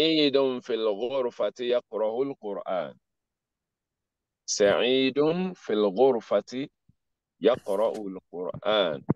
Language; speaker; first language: Arabic; non-native, learner; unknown